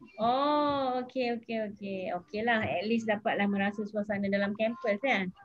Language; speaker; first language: Malay; native; Malay